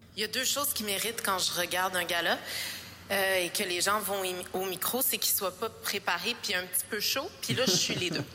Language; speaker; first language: French; native; French